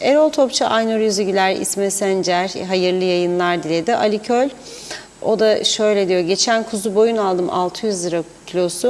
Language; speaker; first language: Turkish; native; Turkish